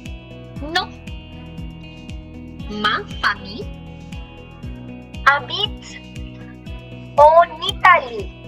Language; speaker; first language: French; non-native, fluent; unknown